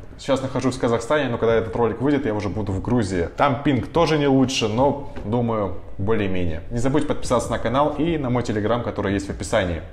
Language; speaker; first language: Russian; native; Russian